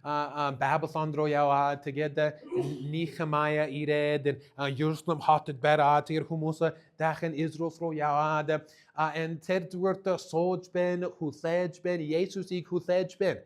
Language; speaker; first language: Mongolian; non-native, learner; English